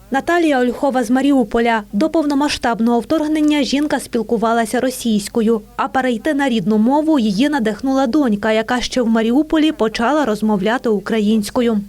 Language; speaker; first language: Ukrainian; native; Ukrainian